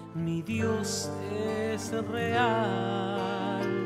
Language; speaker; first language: Spanish; native; Spanish